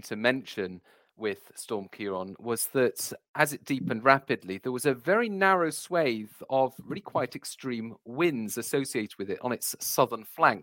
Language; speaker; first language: English; native; English